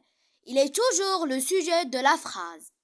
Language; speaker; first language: French; non-native, fluent; Arabic